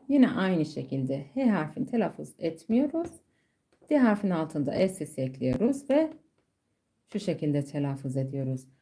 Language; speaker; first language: Turkish; non-native, fluent; Persian